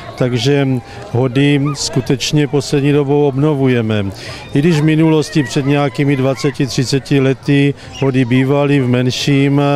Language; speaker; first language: Czech; native; Czech